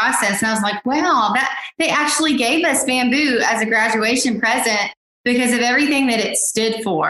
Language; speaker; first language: English; native; English